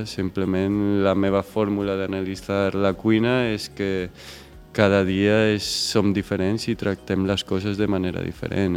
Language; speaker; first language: Catalan; non-native, local second language; Spanish